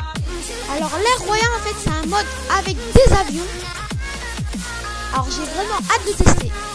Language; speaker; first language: French; native; French